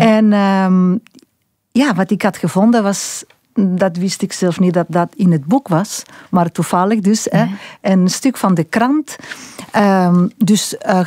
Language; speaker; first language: Dutch; non-native, fluent; Spanish